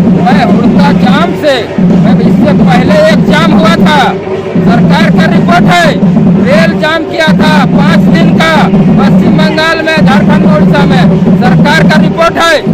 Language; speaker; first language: Hindi; non-native, local second language; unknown